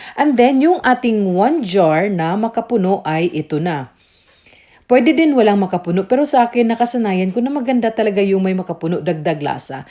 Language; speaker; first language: Filipino; non-native, local second language; Cebuano